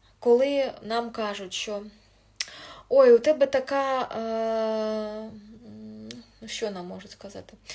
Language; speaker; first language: Ukrainian; non-native, local second language; Russian